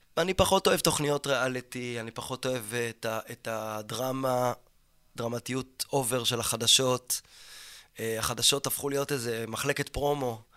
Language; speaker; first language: Hebrew; native; Hebrew